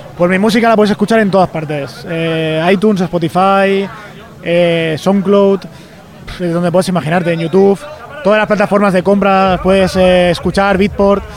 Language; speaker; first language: Spanish; native; Spanish